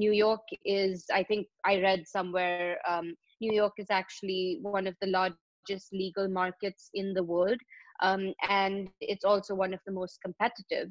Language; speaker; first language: English; non-native, local second language; Hindi